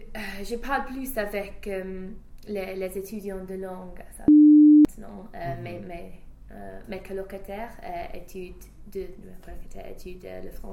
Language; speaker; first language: French; non-native, fluent; English